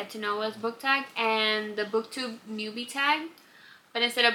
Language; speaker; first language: English; non-native, fluent; Spanish